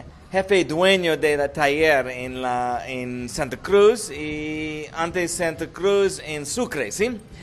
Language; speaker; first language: Spanish; non-native, learner; English